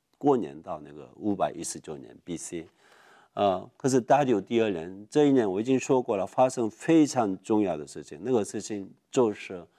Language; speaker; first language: Chinese; non-native, fluent; Korean